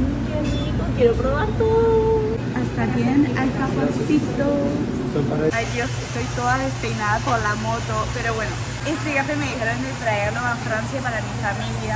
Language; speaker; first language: Spanish; non-native, fluent; French